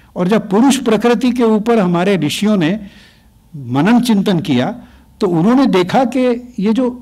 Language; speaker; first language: Hindi; native; Hindi